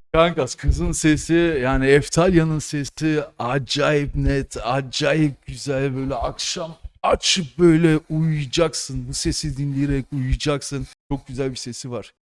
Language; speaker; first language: Turkish; early bilingual, heritage; Turkish